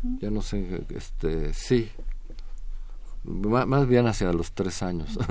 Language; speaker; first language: Spanish; native; Spanish